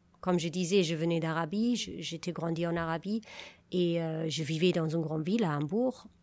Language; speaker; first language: French; non-native, fluent; German